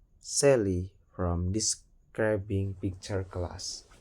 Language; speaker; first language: English; non-native, learner; Indonesian